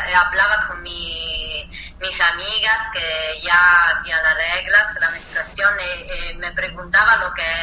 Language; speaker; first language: Spanish; non-native, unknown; Italian